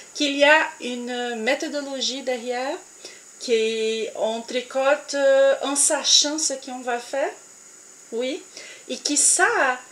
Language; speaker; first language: French; non-native, fluent; Portuguese